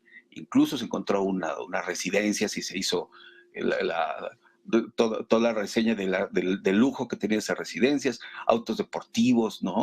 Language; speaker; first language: Spanish; native; Spanish